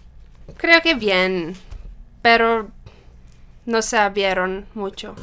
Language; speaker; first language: Spanish; non-native, learner; Czech